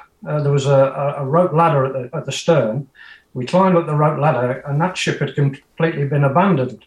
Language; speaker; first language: English; native; English